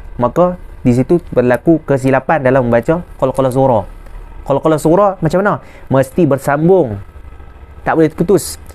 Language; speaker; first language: Malay; native; Malay